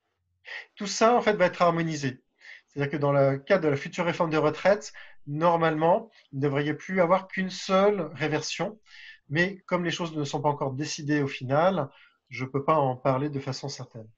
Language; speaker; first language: French; native; French